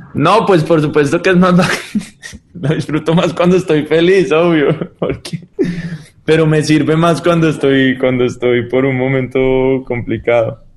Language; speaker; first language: Spanish; early bilingual, heritage; Spanish